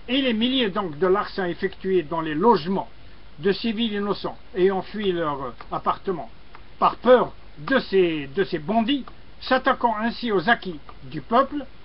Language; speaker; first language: French; non-native, local second language; Arabic